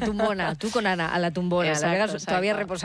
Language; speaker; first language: Spanish; native; Spanish